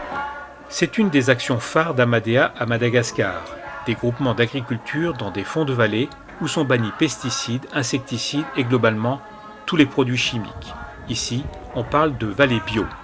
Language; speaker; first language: French; native; French